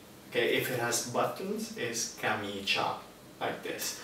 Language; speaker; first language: English; non-native, fluent; Italian